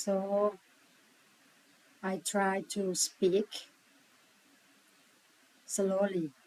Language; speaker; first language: English; non-native, learner; Thai